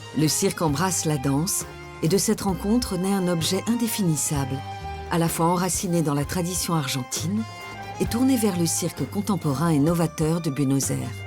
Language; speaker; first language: French; native; French